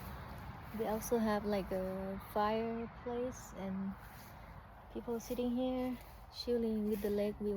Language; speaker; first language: English; non-native, learner; Thai